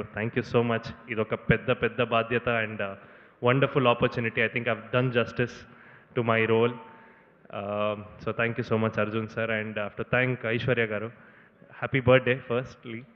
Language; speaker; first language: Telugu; non-native, learner; Kannada